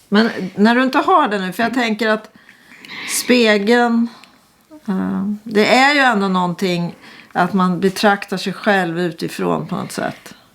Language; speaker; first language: Swedish; native; Swedish